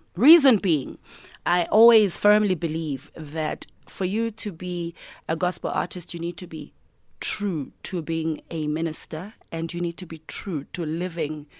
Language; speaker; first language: English; non-native, local second language; Zulu